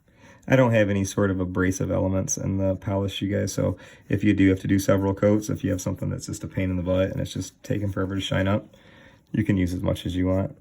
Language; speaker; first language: English; native; English